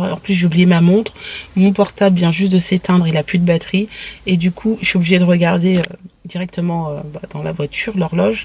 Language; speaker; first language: French; native; French